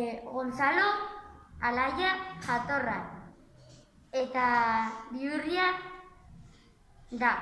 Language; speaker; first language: Basque; non-native, local second language; Spanish